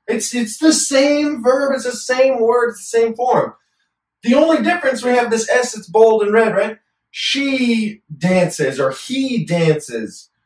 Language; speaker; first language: English; native; English